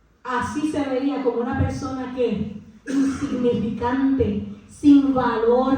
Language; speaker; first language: Spanish; native; Spanish